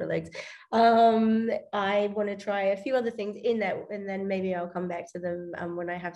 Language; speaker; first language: English; native; English